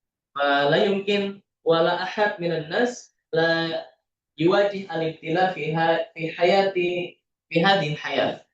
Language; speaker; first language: Arabic; non-native, fluent; Indonesian